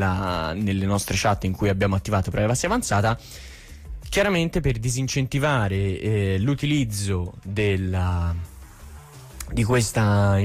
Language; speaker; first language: Italian; native; Italian